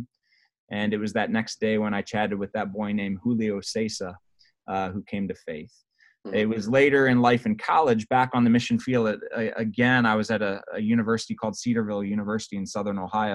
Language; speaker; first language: English; native; English